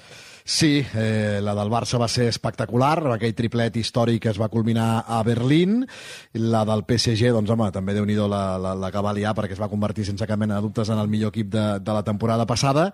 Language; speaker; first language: Catalan; native; Catalan